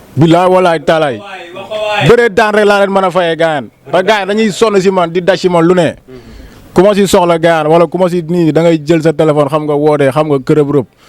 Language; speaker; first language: Wolof; native; Wolof